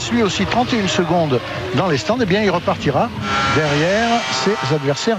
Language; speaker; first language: French; native; French